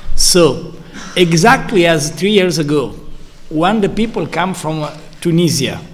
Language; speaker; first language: English; non-native, learner; Italian